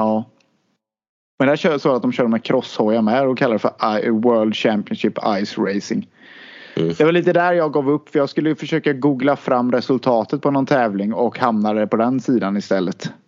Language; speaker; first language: Swedish; native; Swedish